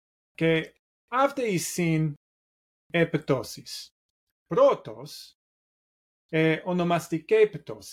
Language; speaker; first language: Greek; non-native, learner; English